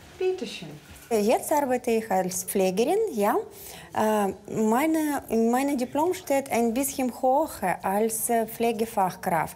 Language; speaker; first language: German; non-native, learner; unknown